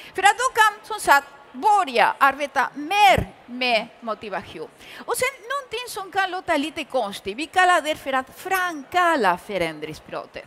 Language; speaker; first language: Swedish; early bilingual, other home language; Spanish